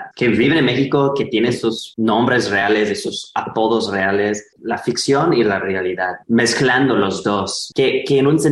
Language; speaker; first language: Spanish; non-native, fluent; English